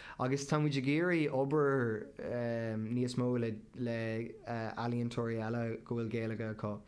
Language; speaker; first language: Irish; non-native, local second language; English